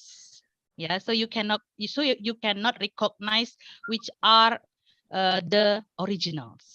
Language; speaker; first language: English; non-native, fluent; Indonesian